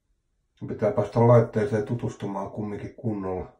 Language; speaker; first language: Finnish; native; Finnish